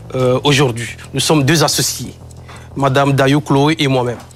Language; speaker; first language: French; non-native, local second language; Ewe